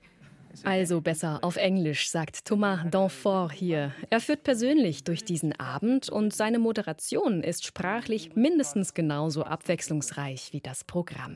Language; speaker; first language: German; native; German